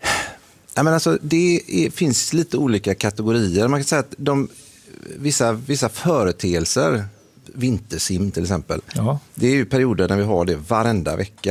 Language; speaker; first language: Swedish; native; Swedish